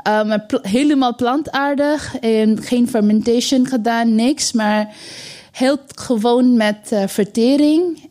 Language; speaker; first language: Dutch; non-native, learner; Bangla